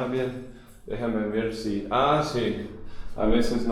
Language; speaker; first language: Spanish; non-native, learner; English